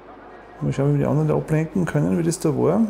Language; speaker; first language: German; native; German